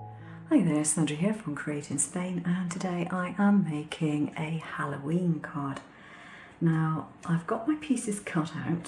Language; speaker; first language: English; native; English